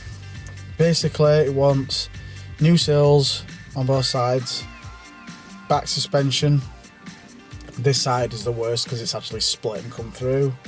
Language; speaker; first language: English; native; English